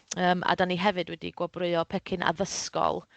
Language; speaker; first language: Welsh; native; Welsh